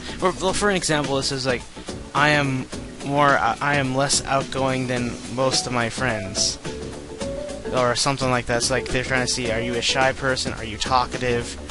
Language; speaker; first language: English; native; English